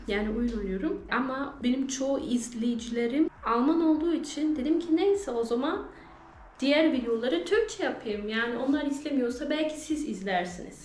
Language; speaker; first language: Turkish; early bilingual, heritage; Turkish